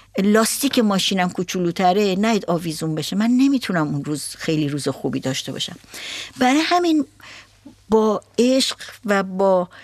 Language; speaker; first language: Persian; native; Persian